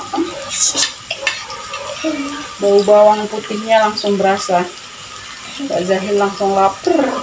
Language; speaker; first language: Indonesian; native; Indonesian